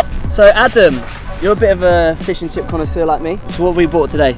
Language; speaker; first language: English; native; English